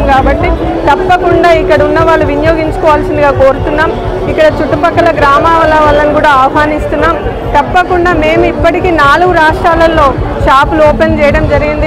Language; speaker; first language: Telugu; native; Telugu